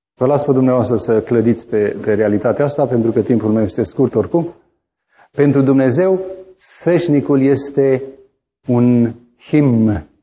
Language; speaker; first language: Romanian; native; Romanian